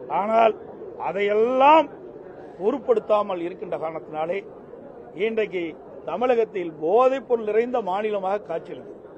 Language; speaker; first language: Tamil; native; Tamil